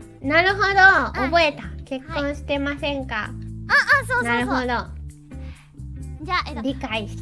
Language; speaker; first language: Japanese; non-native, learner; Indonesian